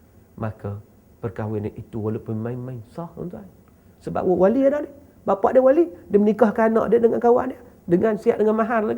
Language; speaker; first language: Malay; native; Malay